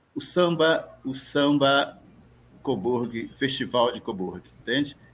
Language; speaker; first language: Portuguese; native; Portuguese